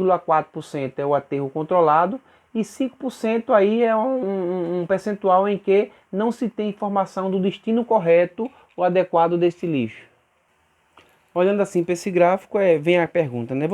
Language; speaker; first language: Portuguese; native; Portuguese